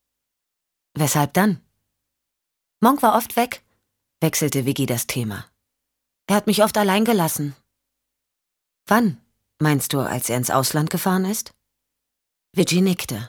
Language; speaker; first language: German; native; German